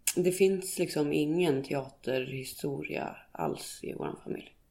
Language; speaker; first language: Swedish; native; Swedish